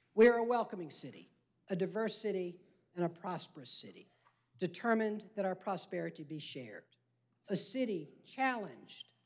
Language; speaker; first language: English; native; English